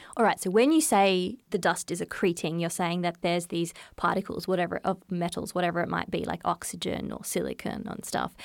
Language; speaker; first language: English; native; English